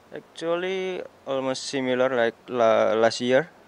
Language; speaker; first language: English; non-native, learner; Indonesian